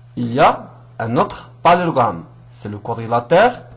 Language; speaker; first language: French; non-native, local second language; Arabic